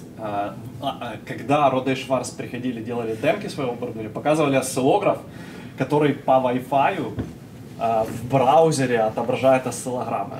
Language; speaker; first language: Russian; native; Russian